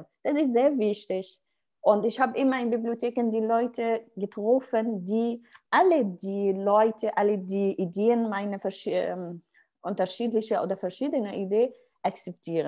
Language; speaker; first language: German; non-native, learner; Arabic